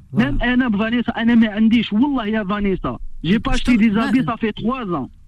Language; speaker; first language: French; non-native, local second language; Arabic